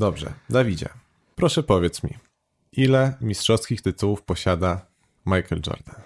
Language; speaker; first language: Polish; native; Polish